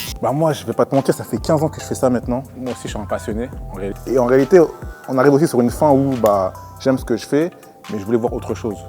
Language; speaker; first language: French; native; French